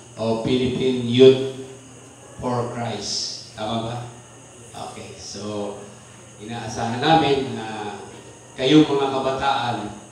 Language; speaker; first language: Filipino; native; Filipino